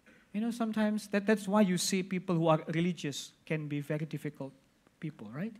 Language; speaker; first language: English; non-native, fluent; Indonesian